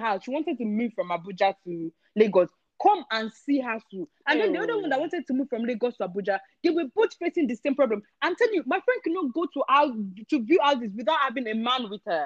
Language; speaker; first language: English; non-native, local second language; Yoruba